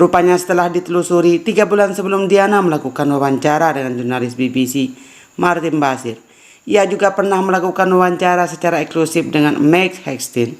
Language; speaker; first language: Indonesian; native; Indonesian